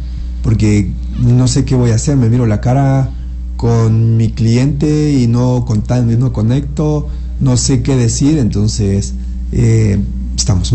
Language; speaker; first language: Spanish; native; Spanish